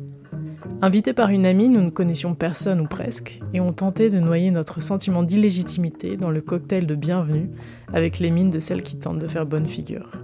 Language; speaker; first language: French; native; French